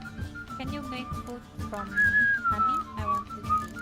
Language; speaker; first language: English; non-native, learner; Indonesian